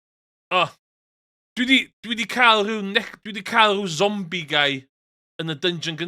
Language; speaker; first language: Welsh; non-native, learner; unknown